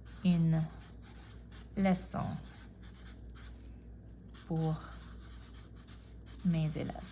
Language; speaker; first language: French; non-native, fluent; English